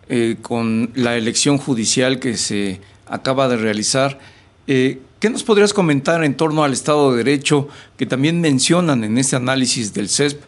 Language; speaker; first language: Spanish; native; Spanish